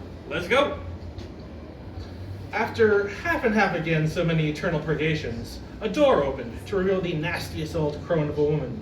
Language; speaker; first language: English; native; English